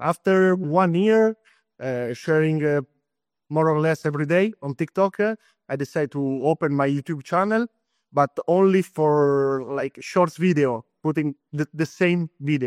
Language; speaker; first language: English; non-native, fluent; Italian